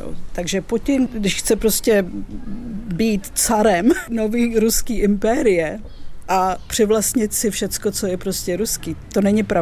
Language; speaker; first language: Czech; early bilingual, other home language; Russian